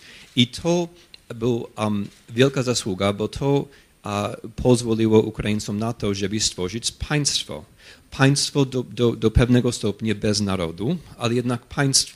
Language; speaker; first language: Polish; non-native, fluent; English